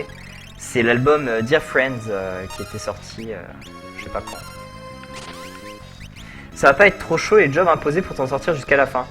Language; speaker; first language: French; native; French